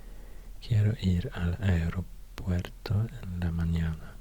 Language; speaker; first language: Spanish; non-native, learner; Swedish